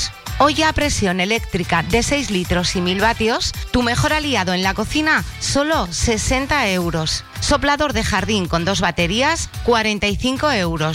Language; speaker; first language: Spanish; native; Spanish